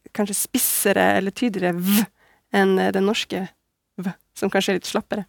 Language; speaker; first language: Norwegian; native; Norwegian